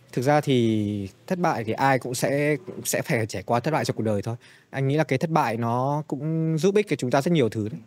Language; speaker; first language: Vietnamese; native; Vietnamese